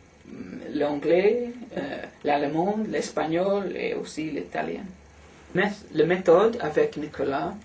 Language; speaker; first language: French; non-native, learner; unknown